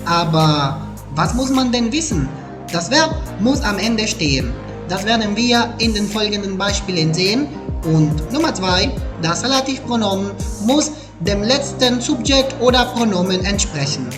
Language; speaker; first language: German; non-native, fluent; Spanish